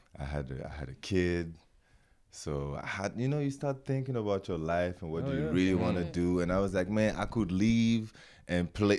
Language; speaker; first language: English; non-native, fluent; French